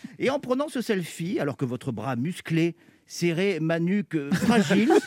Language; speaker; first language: French; native; French